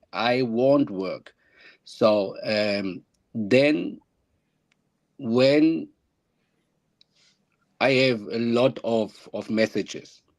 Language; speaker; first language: English; non-native, learner; German